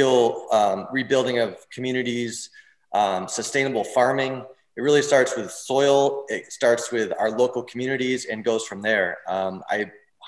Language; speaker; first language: English; native; English